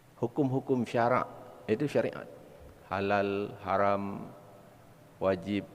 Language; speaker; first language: Malay; non-native, local second language; Achinese